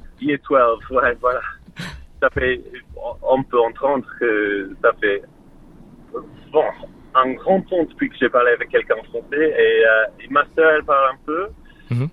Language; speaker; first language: French; non-native, fluent; English